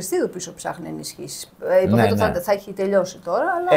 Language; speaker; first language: Greek; native; Greek